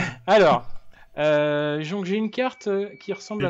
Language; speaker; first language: French; native; French